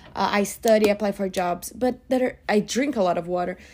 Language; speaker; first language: English; non-native, fluent; Portuguese